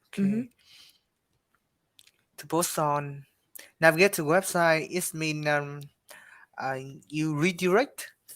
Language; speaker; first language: English; non-native, learner; Vietnamese